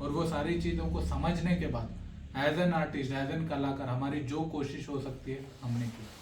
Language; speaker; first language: Hindi; native; Hindi